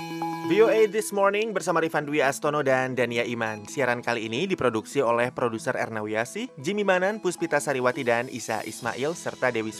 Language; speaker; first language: Indonesian; native; Indonesian